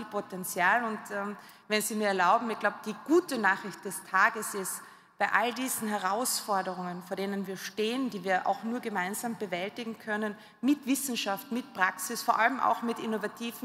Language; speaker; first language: German; native; German